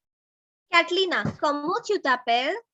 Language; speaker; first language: French; non-native, learner; Hindi